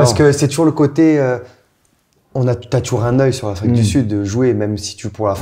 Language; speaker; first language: French; native; French